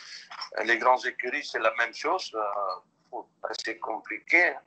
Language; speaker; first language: French; non-native, local second language; Dutch